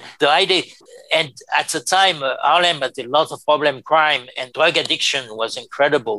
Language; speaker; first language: English; non-native, fluent; French